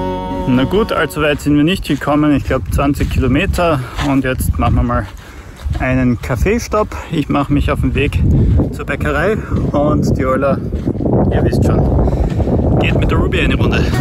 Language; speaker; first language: German; native; German